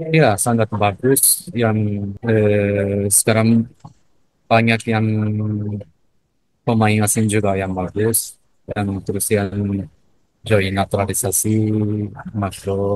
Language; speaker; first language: Indonesian; non-native, learner; Japanese